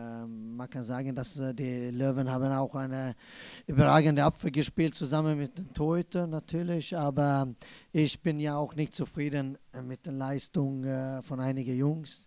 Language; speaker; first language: German; non-native, fluent; Swedish